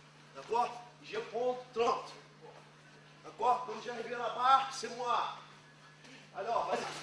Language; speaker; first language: French; non-native, learner; Portuguese